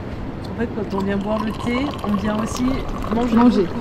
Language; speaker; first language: French; non-native, learner; Arabic